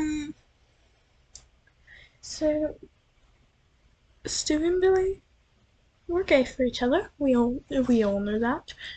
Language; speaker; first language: English; native; English